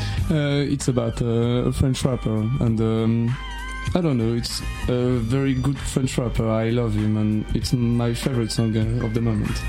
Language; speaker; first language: English; non-native, learner; French